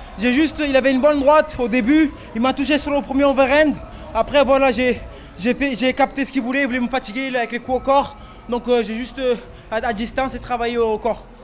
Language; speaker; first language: French; native; French